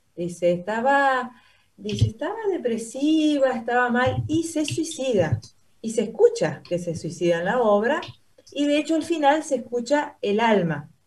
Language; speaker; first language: Spanish; native; Spanish